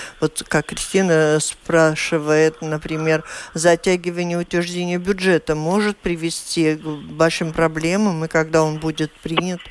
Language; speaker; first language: Russian; native; Russian